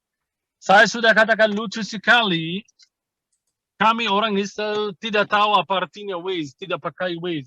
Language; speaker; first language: Indonesian; non-native, fluent; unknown